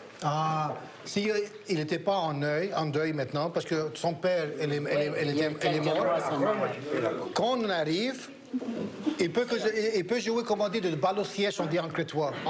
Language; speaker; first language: French; non-native, fluent; Greek